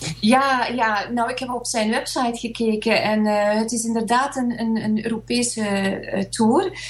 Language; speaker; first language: Dutch; early bilingual, other home language; Hungarian